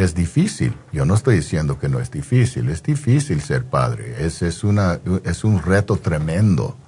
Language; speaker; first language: Spanish; non-native, fluent; English